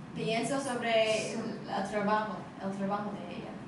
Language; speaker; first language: Spanish; non-native, learner; English